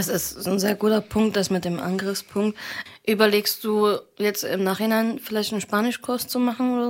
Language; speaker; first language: German; early bilingual, other home language; Arabic